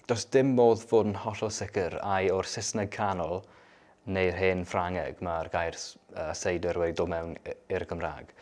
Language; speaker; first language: Welsh; native; Welsh